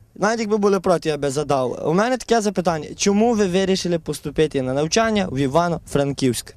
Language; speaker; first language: Ukrainian; native; Ukrainian